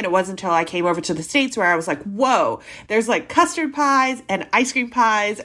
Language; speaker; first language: English; non-native, local second language; Cantonese